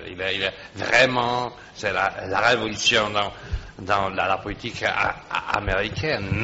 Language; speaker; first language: French; non-native, fluent; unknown